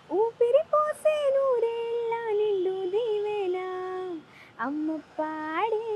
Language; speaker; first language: Telugu; native; Telugu